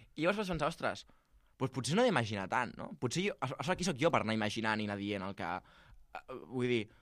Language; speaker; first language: Catalan; native; Catalan